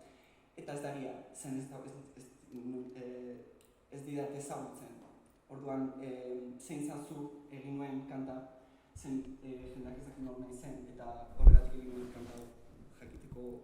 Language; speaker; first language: Basque; early bilingual, other home language; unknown